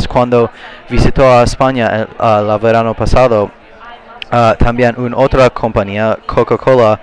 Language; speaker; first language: Spanish; non-native, learner; English